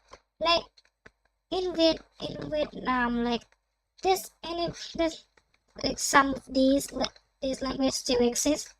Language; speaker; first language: English; non-native, fluent; Thai